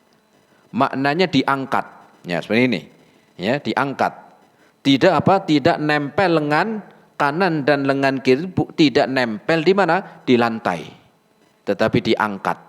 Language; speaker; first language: Indonesian; native; Indonesian